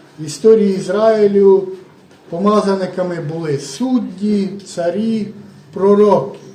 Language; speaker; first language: Ukrainian; native; Ukrainian